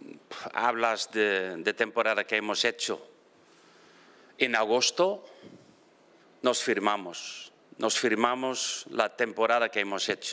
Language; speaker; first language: Spanish; non-native, fluent; Dutch